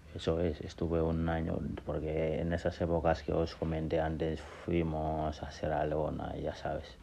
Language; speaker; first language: Spanish; non-native, fluent; Wolof